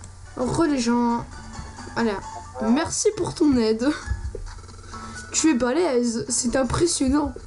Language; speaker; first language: French; native; French